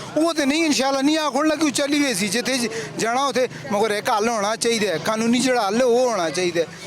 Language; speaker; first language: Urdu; non-native, local second language; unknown